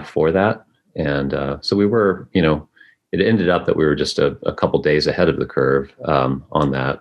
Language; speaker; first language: English; native; English